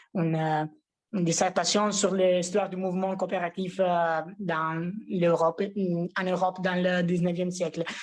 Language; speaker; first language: French; non-native, fluent; Italian